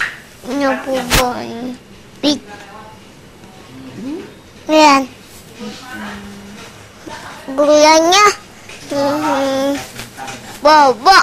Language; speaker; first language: Indonesian; native; Indonesian